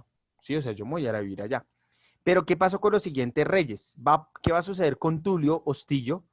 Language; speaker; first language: Spanish; native; Spanish